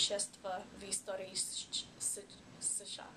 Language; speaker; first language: Russian; non-native, learner; English